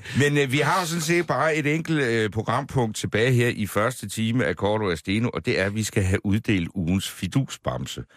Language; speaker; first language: Danish; native; Danish